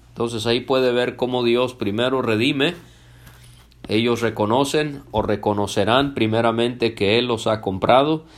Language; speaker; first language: Spanish; early bilingual, other home language; English